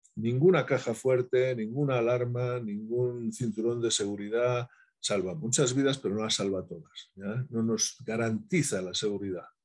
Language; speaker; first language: Spanish; native; Spanish